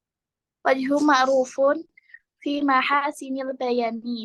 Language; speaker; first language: Arabic; non-native, learner; Indonesian